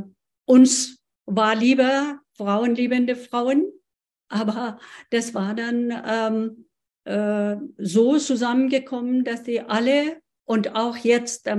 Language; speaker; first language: German; non-native, fluent; Persian